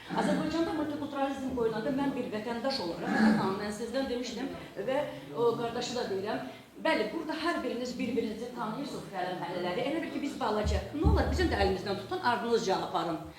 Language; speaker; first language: Azerbaijani; non-native, local second language; Talysh